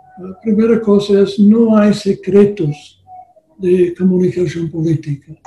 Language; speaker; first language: Spanish; non-native, learner; English